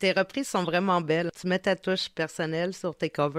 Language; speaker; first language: French; native; French